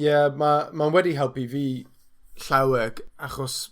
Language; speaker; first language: Welsh; non-native, learner; English